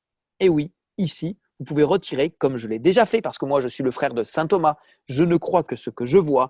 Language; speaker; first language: French; native; French